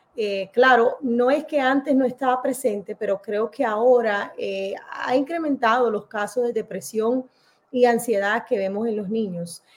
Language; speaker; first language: Spanish; early bilingual, heritage; Spanish